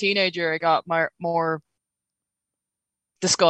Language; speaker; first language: English; native; English